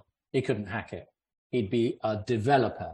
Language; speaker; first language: English; native; English